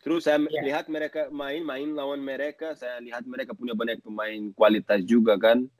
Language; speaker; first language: Malay; non-native, fluent; Portuguese